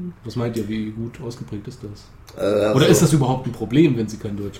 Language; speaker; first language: German; native; German